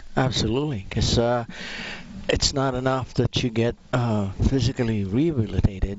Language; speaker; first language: English; non-native, local second language; Filipino